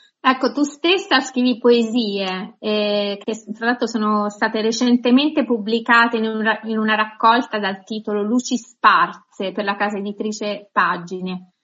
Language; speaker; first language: Italian; native; Italian